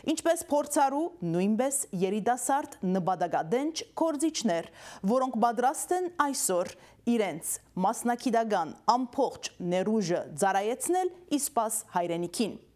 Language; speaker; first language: Armenian; early bilingual, heritage; Armenian